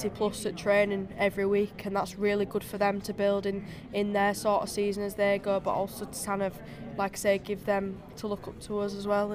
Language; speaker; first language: English; native; English